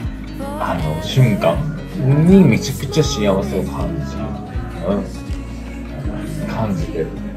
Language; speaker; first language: Japanese; native; Japanese